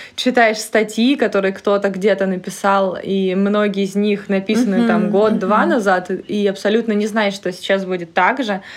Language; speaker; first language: Russian; native; Russian